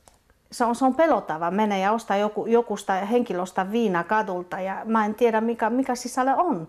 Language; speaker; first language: Finnish; non-native, fluent; Polish